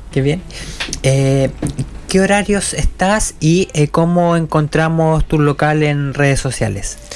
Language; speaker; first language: Spanish; native; Spanish